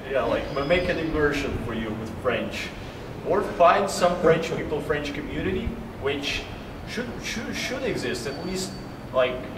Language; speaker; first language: English; non-native, fluent; Ukrainian